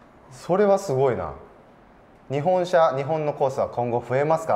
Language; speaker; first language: Japanese; native; Japanese